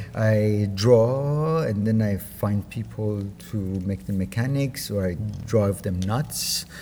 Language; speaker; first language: English; non-native, fluent; Persian